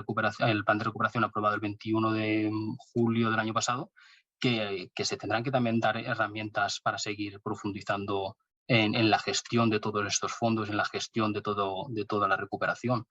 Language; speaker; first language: Spanish; native; Spanish